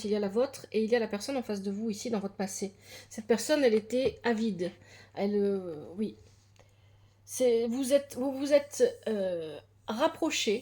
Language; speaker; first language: French; native; French